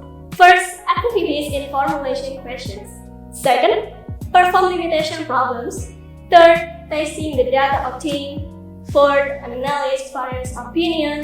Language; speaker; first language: English; non-native, learner; Indonesian